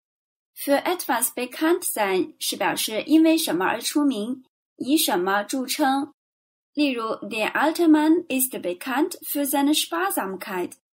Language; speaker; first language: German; non-native, fluent; Chinese